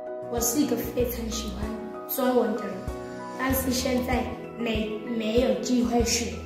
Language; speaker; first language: Chinese; non-native, learner; Southern Sotho